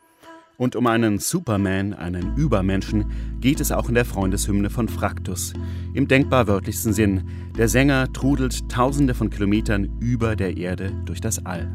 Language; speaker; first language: German; native; German